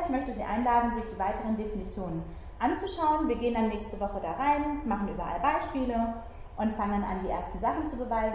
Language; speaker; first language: German; native; German